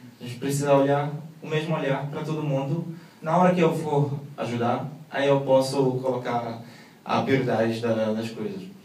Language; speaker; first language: Portuguese; non-native, fluent; Arabic